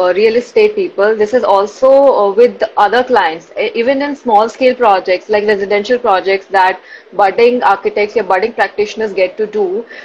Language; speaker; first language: English; non-native, local second language; Hindi